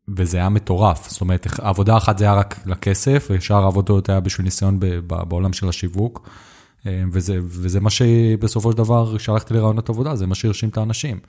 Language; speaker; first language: Hebrew; native; Hebrew